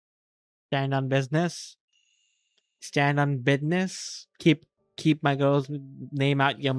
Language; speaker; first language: English; native; English